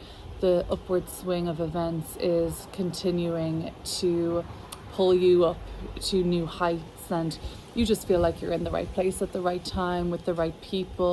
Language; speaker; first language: English; native; English